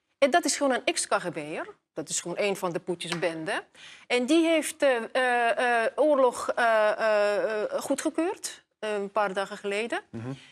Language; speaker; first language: Dutch; non-native, fluent; Russian